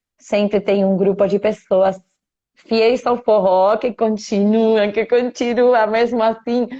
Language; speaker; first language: Portuguese; non-native, fluent; Spanish